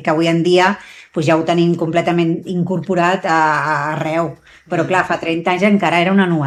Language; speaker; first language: Catalan; native; Catalan